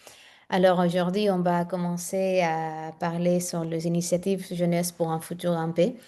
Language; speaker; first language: French; non-native, fluent; Spanish